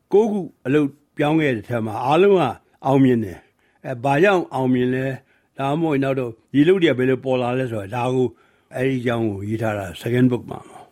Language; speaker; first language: Burmese; native; Burmese